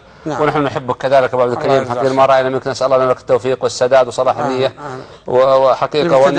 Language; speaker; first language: Arabic; native; Arabic